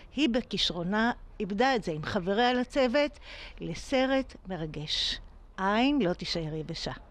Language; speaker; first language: Hebrew; native; Hebrew